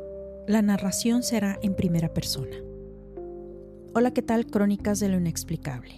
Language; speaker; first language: Spanish; native; Spanish